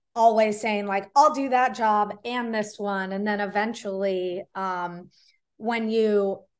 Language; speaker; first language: English; native; English